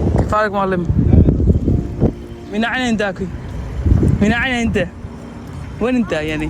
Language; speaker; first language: Arabic; non-native, learner; Bangla